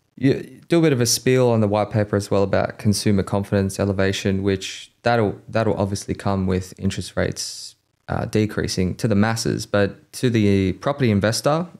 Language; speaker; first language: English; native; English